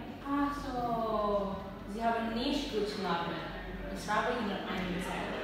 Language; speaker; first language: German; non-native, learner; Indonesian